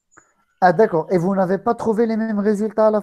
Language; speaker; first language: French; non-native, local second language; Arabic